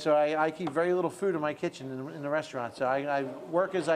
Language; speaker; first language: English; native; English